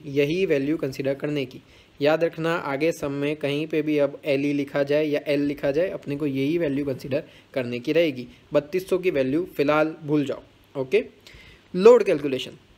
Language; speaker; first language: Hindi; non-native, local second language; Gujarati